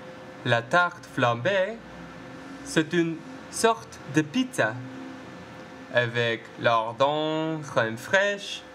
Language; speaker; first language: French; non-native, learner; English